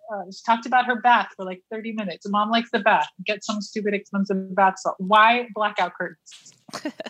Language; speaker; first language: English; early bilingual, other home language; Persian